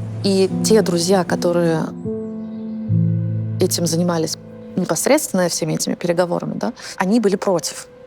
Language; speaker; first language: Russian; native; Russian